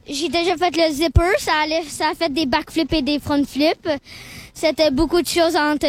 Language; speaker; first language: French; native; French